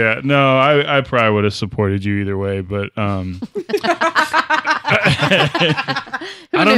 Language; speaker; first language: English; native; English